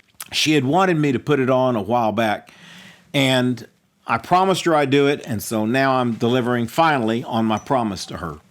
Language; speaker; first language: English; native; English